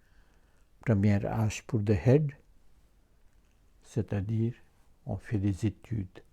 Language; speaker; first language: French; non-native, fluent; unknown